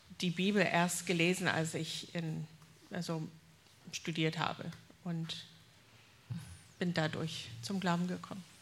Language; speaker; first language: German; non-native, fluent; English